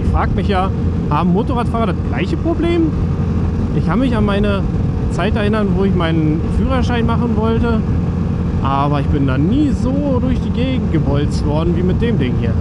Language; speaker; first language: German; native; German